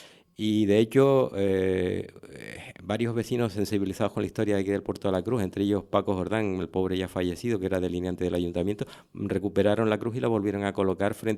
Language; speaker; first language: Spanish; native; Spanish